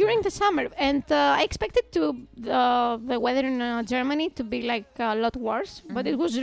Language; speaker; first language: English; non-native, fluent; Greek